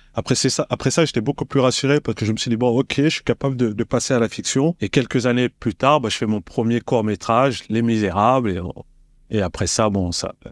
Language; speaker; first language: French; native; French